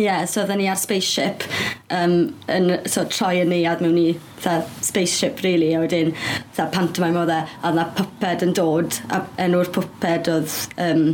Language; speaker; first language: Welsh; native; Welsh